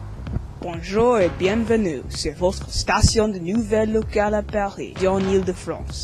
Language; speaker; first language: French; non-native, learner; English